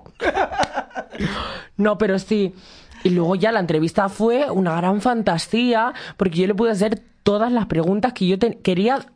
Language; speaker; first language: Spanish; native; Spanish